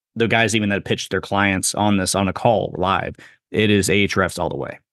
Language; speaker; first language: English; native; English